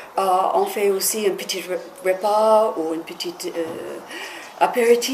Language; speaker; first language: French; non-native, fluent; English